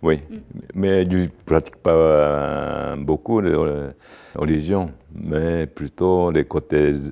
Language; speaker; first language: French; non-native, fluent; Japanese